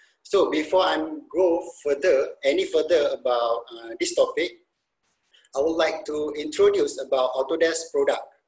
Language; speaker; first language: English; non-native, local second language; Malay